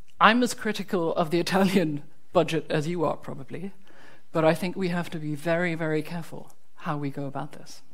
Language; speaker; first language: English; non-native, fluent; German